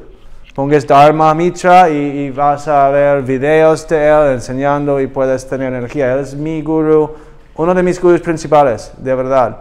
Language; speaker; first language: Spanish; non-native, learner; English